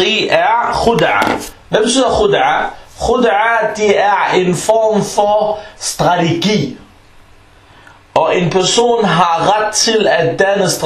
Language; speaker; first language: Danish; early bilingual, other home language; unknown